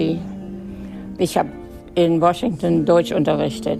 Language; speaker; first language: German; native; German